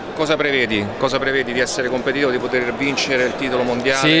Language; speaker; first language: Italian; native; Italian